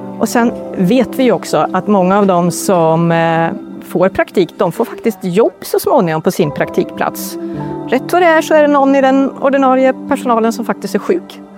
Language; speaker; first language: Swedish; native; Swedish